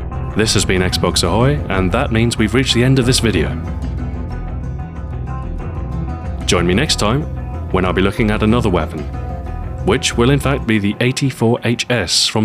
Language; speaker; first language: English; native; English